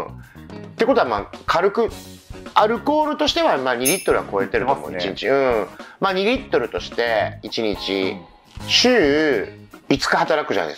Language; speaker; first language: Japanese; native; Japanese